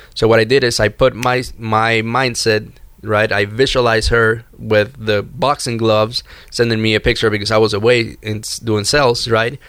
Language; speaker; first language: English; early bilingual, other home language; Spanish